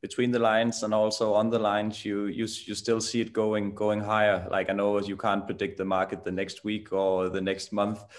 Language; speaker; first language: English; non-native, fluent; Danish